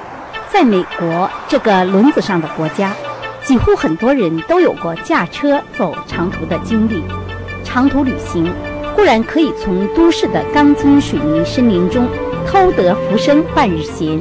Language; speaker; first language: Chinese; native; Chinese